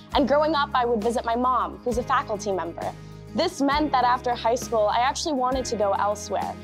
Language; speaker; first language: English; native; English